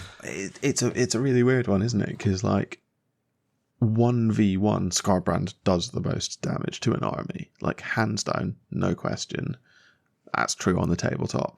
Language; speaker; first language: English; native; English